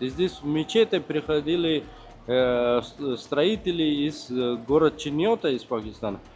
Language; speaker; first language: Russian; non-native, fluent; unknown